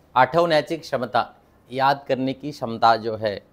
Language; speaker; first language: Hindi; non-native, local second language; Marathi